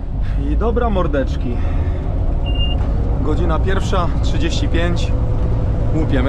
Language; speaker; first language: Polish; native; Polish